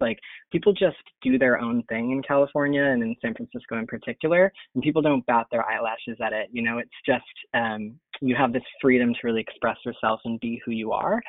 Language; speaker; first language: English; native; English